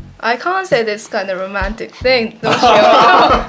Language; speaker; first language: English; non-native, learner; Japanese